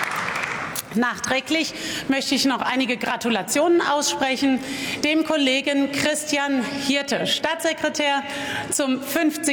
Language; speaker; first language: German; native; German